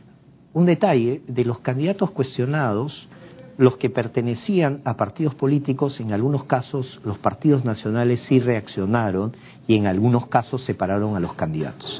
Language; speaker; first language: Spanish; native; Spanish